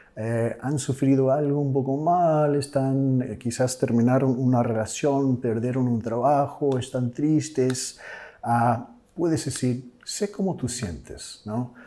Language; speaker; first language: Spanish; non-native, fluent; English